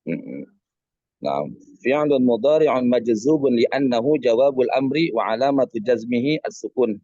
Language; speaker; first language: Arabic; non-native, learner; Indonesian